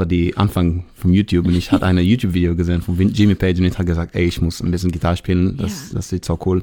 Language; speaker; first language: German; non-native, learner; Hebrew